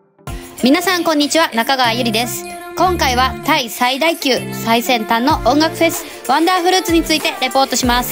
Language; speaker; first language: Japanese; native; Japanese